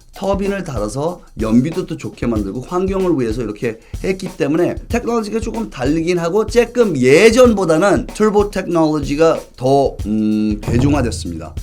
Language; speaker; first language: Korean; early bilingual, other home language; English